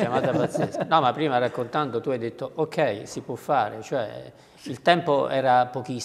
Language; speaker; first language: Italian; native; Italian